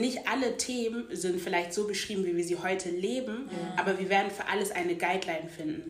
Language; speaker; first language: German; native; German